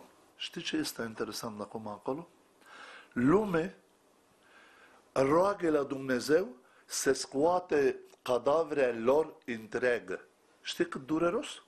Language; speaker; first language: Romanian; non-native, fluent; Turkish